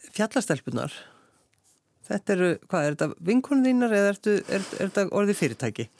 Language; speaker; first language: Icelandic; native; Icelandic